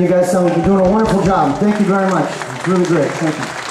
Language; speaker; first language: English; native; English